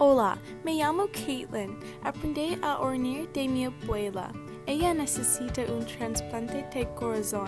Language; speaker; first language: Spanish; non-native, learner; English